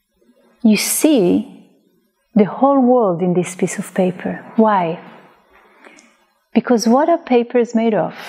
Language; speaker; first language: English; non-native, fluent; Hebrew